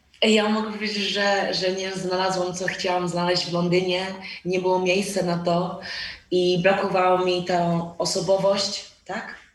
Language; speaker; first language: Polish; non-native, learner; English